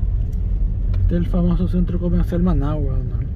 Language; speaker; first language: Spanish; native; Spanish